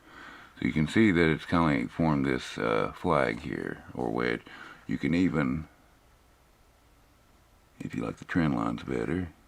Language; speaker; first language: English; native; English